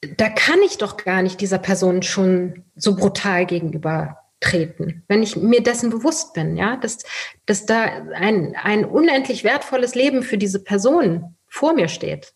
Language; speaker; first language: German; early bilingual, other home language; Persian